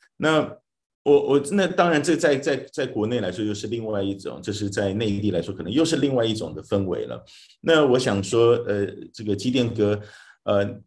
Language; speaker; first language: Chinese; native; Chinese